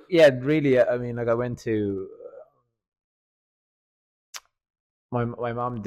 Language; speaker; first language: English; native; English